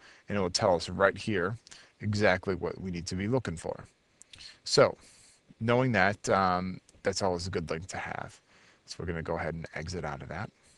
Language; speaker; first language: English; native; English